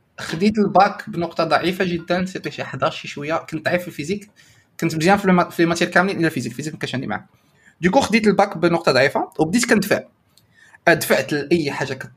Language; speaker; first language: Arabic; native; Arabic